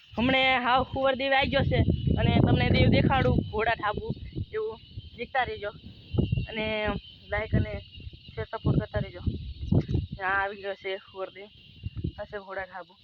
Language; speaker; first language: Gujarati; non-native, local second language; Rathawi